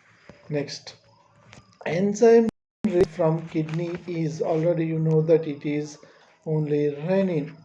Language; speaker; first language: English; non-native, local second language; Telugu